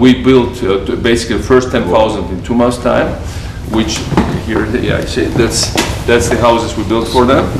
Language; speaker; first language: English; non-native, fluent; Georgian